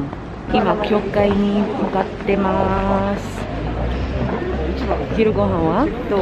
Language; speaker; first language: Japanese; non-native, learner; Filipino